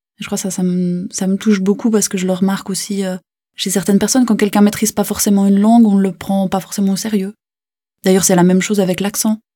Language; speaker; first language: French; native; French